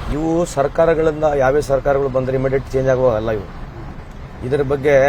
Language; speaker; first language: Kannada; native; Kannada